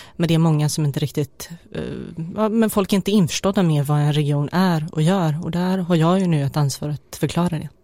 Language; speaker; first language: Swedish; early bilingual, other home language; Bosnian